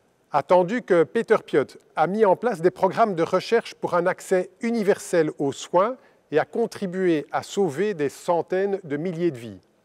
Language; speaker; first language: French; native; French